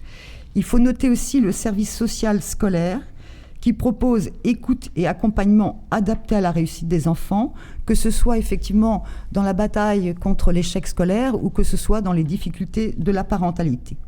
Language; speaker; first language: French; native; French